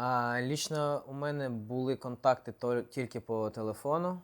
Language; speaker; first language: Ukrainian; non-native, local second language; Russian